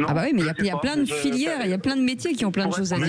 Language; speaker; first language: French; native; French